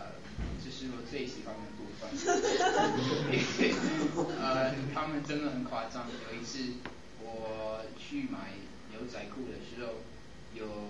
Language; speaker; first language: Chinese; non-native, fluent; English